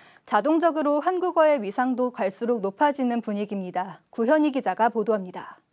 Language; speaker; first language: Korean; native; Korean